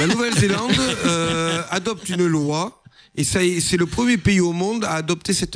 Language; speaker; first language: French; native; French